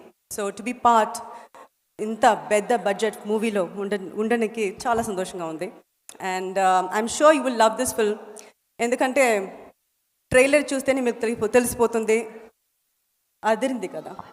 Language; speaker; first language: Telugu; non-native, learner; Tamil